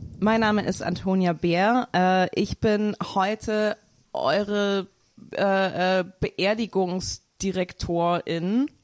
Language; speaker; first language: German; native; German